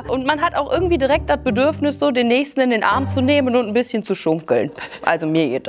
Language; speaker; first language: German; native; German